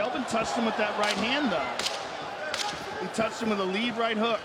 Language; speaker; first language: English; native; English